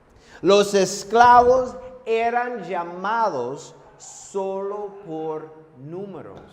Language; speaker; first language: Spanish; non-native, fluent; English